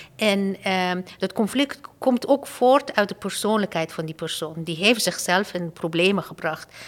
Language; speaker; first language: Dutch; non-native, fluent; Persian